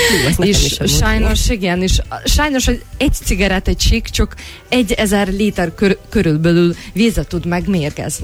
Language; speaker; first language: Hungarian; non-native, learner; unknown